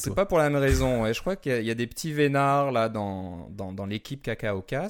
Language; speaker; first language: French; native; French